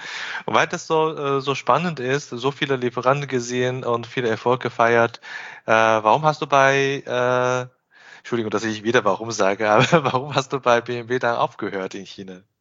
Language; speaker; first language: German; non-native, fluent; Chinese